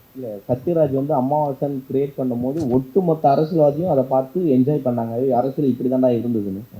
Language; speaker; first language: Tamil; native; Tamil